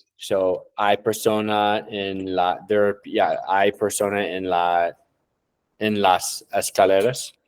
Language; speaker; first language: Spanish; non-native, learner; English